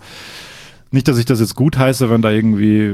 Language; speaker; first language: German; native; German